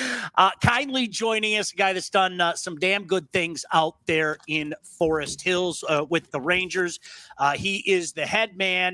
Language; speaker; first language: English; native; English